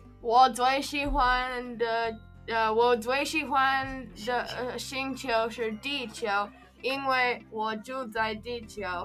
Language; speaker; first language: Chinese; non-native, learner; English